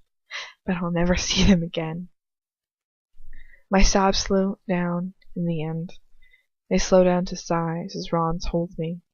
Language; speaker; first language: English; native; English